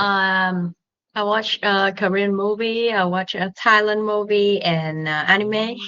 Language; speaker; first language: English; non-native, learner; Vietnamese